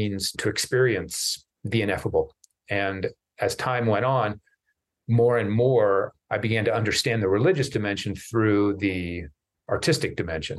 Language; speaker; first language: English; native; English